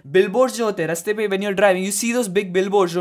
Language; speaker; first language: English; non-native, local second language; Hindi